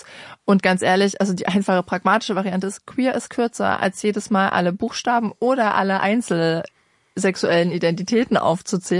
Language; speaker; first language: German; native; German